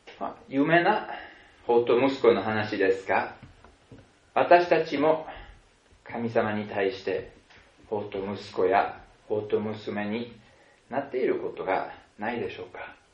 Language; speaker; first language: Japanese; non-native, fluent; German